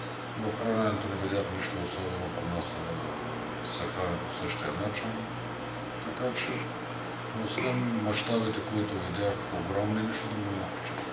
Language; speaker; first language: Bulgarian; native; Bulgarian